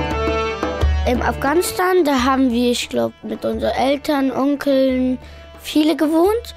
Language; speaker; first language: German; early bilingual, other home language; Pashto